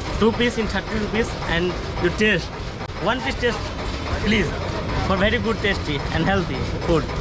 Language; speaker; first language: English; non-native, learner; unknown